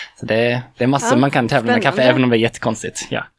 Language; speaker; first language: Swedish; non-native, fluent; English